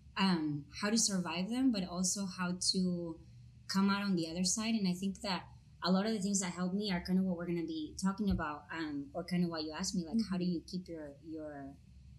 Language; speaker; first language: English; non-native, fluent; Spanish